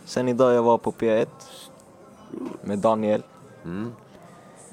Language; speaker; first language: Swedish; early bilingual, other home language; Finnish